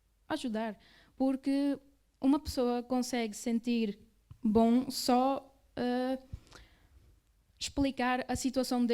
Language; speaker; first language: Portuguese; early bilingual, other home language; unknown